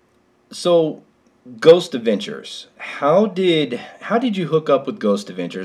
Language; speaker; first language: English; native; English